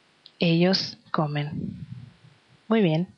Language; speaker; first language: Spanish; non-native, fluent; Danish